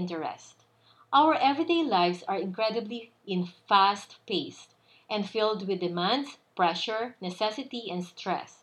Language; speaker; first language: English; non-native, local second language; Filipino